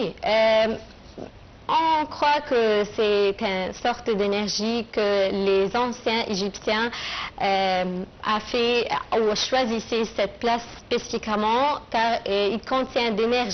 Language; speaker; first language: French; non-native, fluent; Arabic